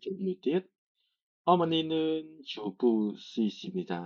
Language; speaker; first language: Korean; non-native, learner; Khmer